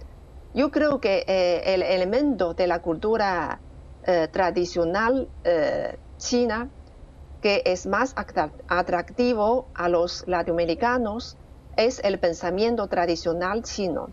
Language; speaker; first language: Spanish; non-native, fluent; Chinese